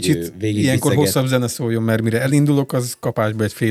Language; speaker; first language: Hungarian; native; Hungarian